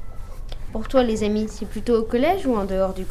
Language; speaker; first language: French; native; French